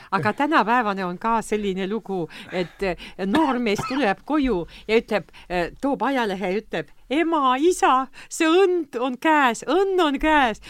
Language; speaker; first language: Estonian; non-native, local second language; Russian